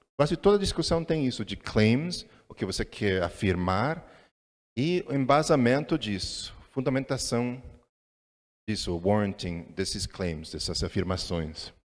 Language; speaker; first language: Portuguese; non-native, fluent; English